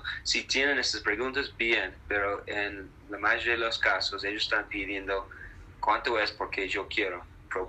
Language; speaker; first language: Spanish; non-native, fluent; English